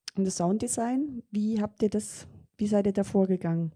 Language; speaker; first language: German; native; German